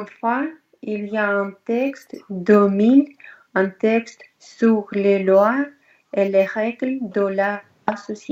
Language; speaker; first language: French; non-native, learner; Russian